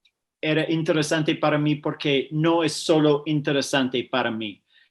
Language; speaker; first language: Spanish; non-native, fluent; English